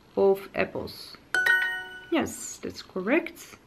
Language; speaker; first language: English; non-native, fluent; Dutch